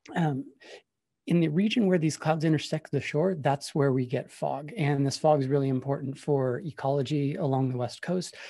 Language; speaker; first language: English; native; English